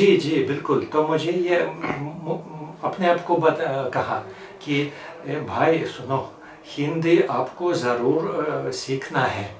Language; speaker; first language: Hindi; non-native, fluent; Russian